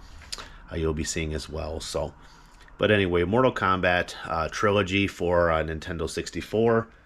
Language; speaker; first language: English; native; English